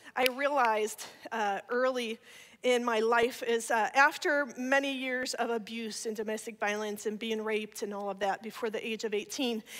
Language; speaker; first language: English; native; English